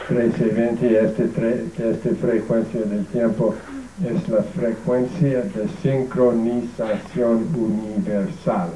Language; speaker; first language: Spanish; non-native, fluent; English